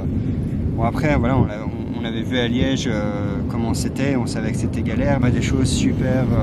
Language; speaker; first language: French; native; French